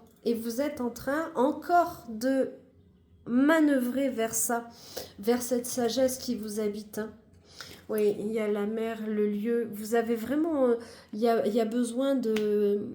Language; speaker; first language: French; native; French